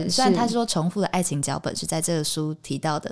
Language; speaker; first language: Chinese; native; Chinese